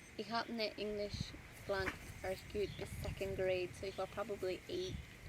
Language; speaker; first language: German; early bilingual, heritage; Pennsylvania German